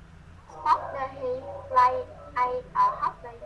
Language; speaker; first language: English; non-native, learner; Vietnamese